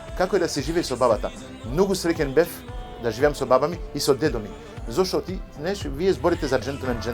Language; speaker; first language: Macedonian; non-native, fluent; French